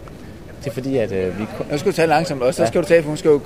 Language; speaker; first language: Danish; native; Danish